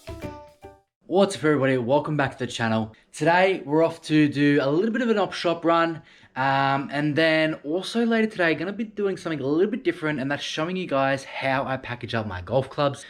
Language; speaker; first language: English; native; English